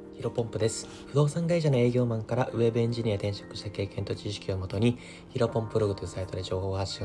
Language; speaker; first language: Japanese; native; Japanese